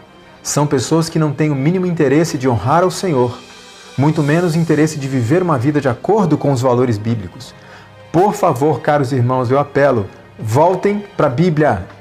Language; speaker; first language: Portuguese; native; Portuguese